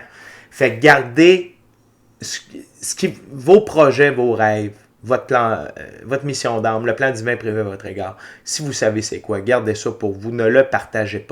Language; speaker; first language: French; native; French